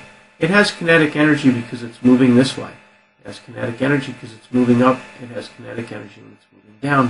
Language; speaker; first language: English; native; English